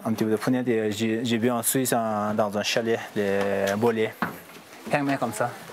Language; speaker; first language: French; non-native, fluent; Sherpa